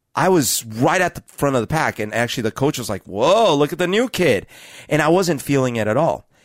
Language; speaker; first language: English; non-native, fluent; Spanish